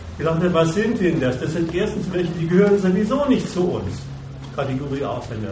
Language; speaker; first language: German; native; German